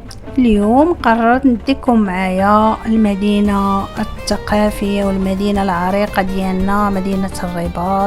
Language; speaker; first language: Arabic; native; Arabic